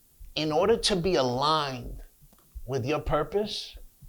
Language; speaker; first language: English; native; English